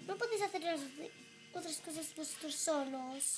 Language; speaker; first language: Spanish; native; Spanish